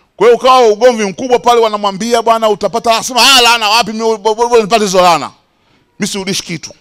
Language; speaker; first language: Swahili; native; Swahili